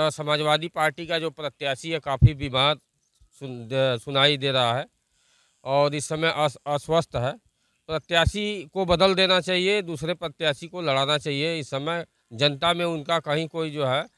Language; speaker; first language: Hindi; native; Hindi